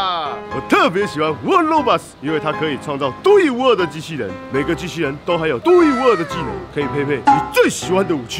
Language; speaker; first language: Chinese; native; Chinese